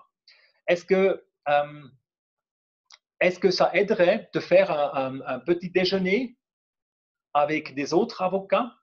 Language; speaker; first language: French; non-native, local second language; German